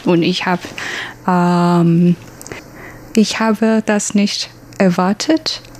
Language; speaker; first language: German; non-native, learner; Chinese